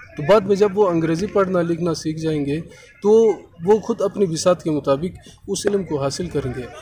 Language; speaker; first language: Urdu; non-native, local second language; Sicilian